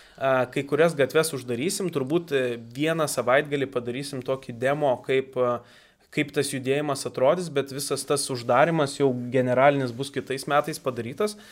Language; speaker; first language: Lithuanian; native; Lithuanian